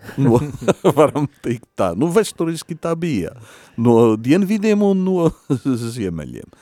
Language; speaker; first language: Latvian; non-native, fluent; Polish